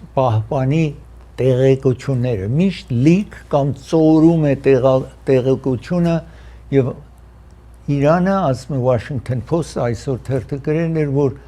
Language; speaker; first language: Armenian; early bilingual, heritage; Armenian